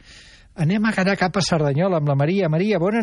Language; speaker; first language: Catalan; native; Catalan